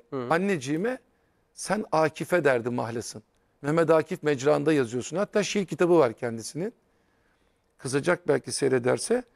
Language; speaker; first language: Turkish; native; Turkish